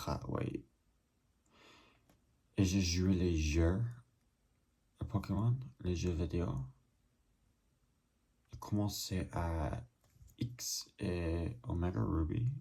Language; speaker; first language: French; non-native, learner; English